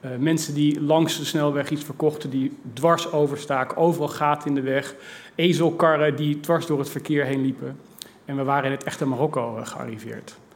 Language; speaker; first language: Dutch; native; Dutch